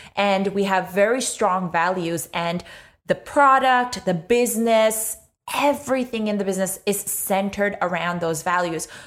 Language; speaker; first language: English; non-native, local second language; Urdu